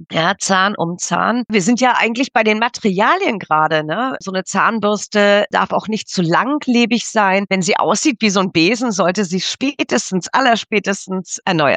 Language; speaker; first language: German; native; German